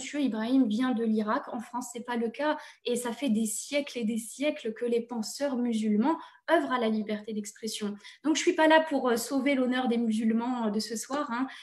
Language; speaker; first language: French; native; French